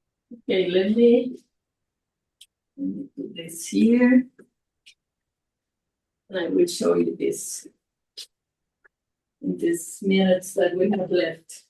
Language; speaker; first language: English; non-native, fluent; Spanish